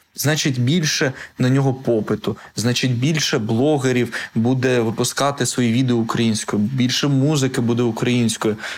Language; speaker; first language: Ukrainian; non-native, local second language; Russian